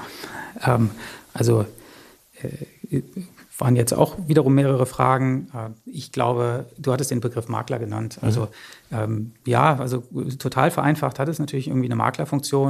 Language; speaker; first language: German; native; German